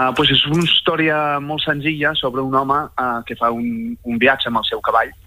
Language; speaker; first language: Catalan; non-native, fluent; English